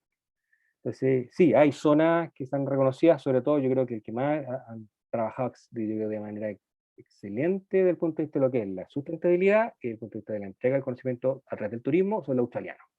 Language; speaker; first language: Spanish; native; Spanish